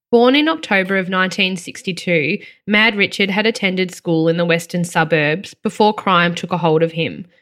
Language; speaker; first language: English; native; English